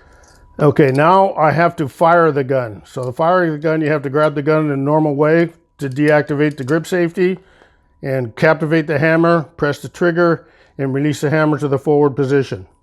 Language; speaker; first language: English; native; English